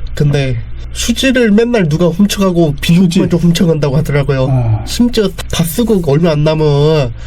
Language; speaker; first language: Korean; native; Korean